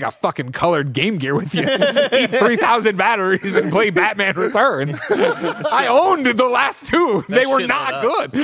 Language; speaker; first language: English; native; English